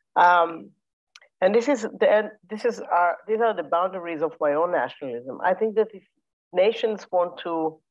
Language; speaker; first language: English; non-native, fluent; Hebrew